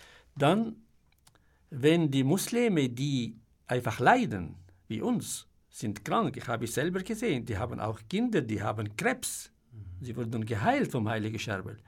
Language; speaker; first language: German; non-native, fluent; Arabic